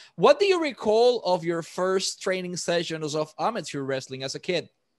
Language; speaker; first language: English; non-native, local second language; Spanish